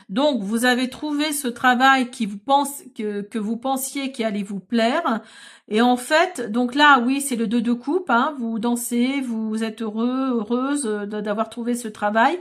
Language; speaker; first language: French; native; French